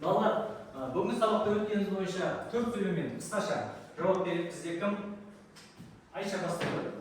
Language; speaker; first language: Kazakh; native; Kazakh